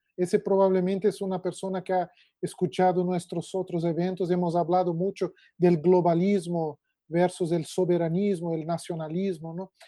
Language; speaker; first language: Spanish; non-native, fluent; Portuguese